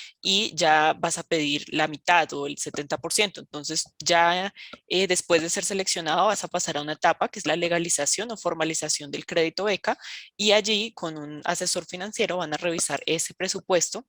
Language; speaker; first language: Spanish; native; Spanish